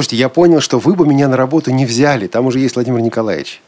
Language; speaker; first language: Russian; native; Russian